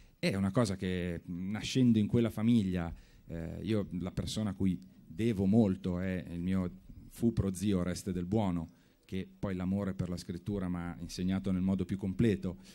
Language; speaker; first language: Italian; native; Italian